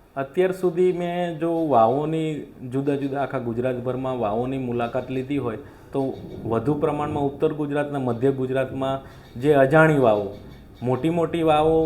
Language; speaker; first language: Gujarati; native; Gujarati